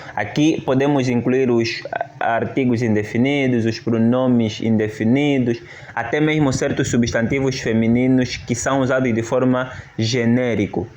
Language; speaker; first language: Portuguese; native; Portuguese